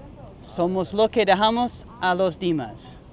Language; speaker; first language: Spanish; non-native, learner; English